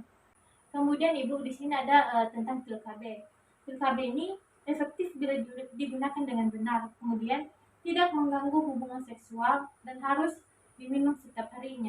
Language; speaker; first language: Indonesian; native; Indonesian